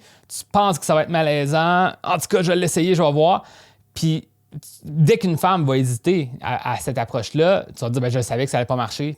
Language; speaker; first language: French; native; French